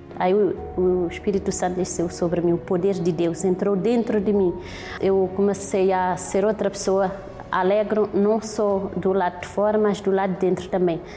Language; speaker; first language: Portuguese; non-native, local second language; Kabuverdianu